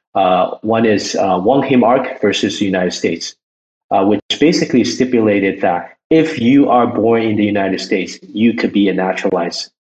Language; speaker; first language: English; early bilingual, other home language; Chinese